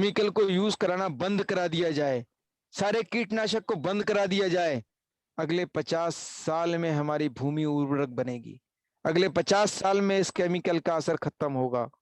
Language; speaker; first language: Hindi; native; Hindi